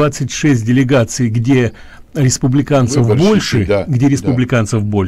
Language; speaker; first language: Russian; native; Russian